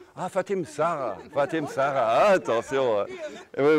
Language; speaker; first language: French; native; French